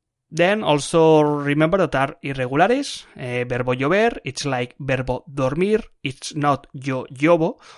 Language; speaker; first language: English; non-native, fluent; Spanish